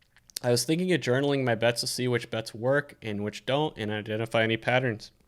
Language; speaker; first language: English; native; English